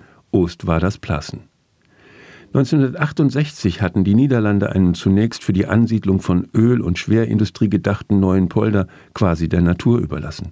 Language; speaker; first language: German; native; German